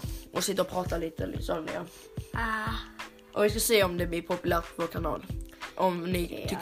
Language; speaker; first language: Swedish; native; Swedish